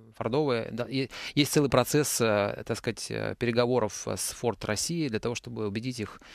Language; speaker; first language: Russian; native; Russian